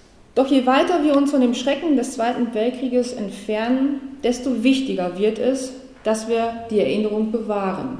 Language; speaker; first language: German; native; German